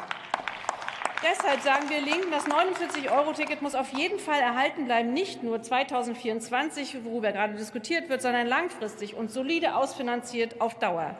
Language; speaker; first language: German; native; German